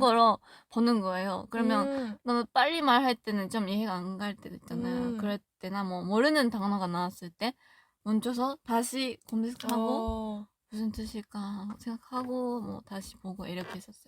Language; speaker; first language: Korean; non-native, fluent; Japanese